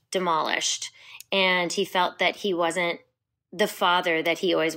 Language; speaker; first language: English; native; English